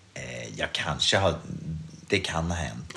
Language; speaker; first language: Swedish; native; Swedish